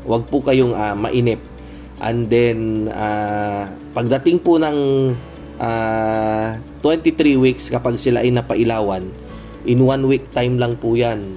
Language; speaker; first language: Filipino; non-native, local second language; Pangasinan